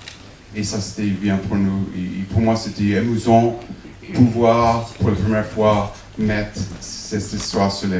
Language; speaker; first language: French; non-native, fluent; English